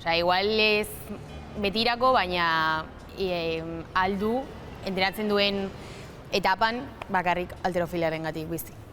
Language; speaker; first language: Basque; native; Basque